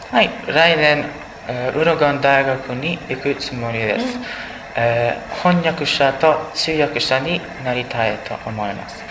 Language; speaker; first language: Japanese; non-native, learner; English